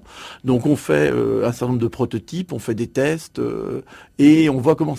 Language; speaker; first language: French; native; French